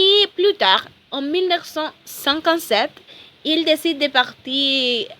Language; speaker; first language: French; non-native, learner; Spanish